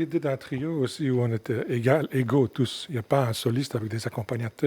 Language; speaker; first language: French; native; French